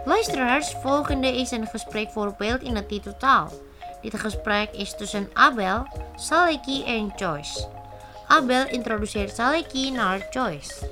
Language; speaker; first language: Dutch; non-native, learner; Indonesian